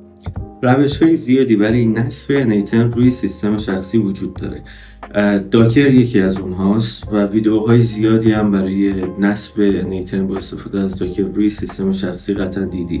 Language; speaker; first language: Persian; native; Persian